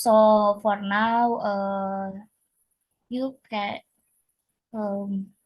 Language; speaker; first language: English; non-native, learner; Indonesian